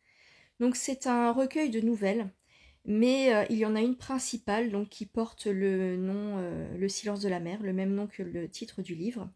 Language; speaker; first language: French; native; French